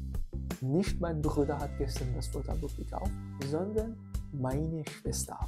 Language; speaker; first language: German; non-native, fluent; Persian